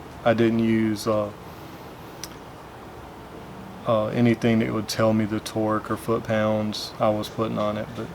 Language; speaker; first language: English; native; English